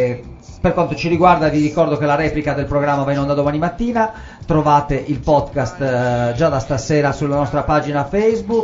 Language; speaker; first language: Italian; native; Italian